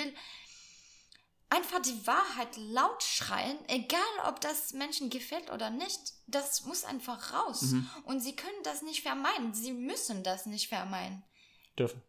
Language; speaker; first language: German; non-native, fluent; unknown